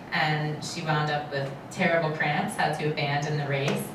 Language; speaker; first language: English; native; English